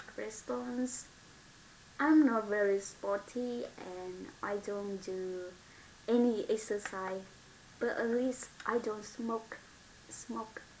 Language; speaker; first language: English; non-native, learner; Vietnamese